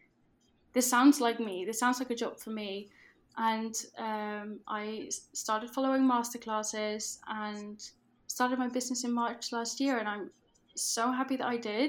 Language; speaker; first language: English; non-native, fluent; Dutch